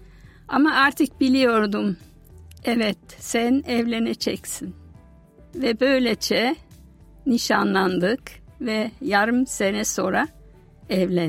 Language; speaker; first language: Turkish; non-native, fluent; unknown